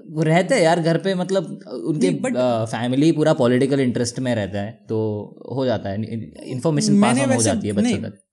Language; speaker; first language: Hindi; non-native, local second language; Marathi